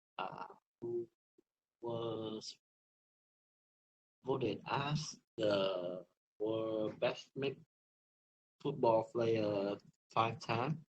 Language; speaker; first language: English; non-native, learner; Vietnamese